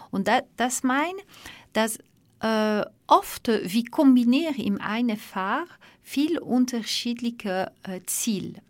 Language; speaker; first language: German; non-native, fluent; French